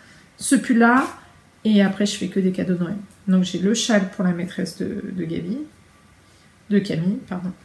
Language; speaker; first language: French; native; French